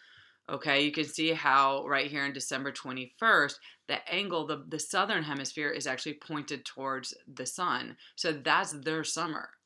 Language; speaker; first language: English; native; English